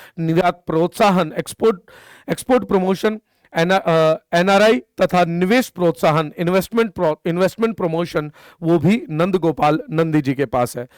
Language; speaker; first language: Hindi; native; Hindi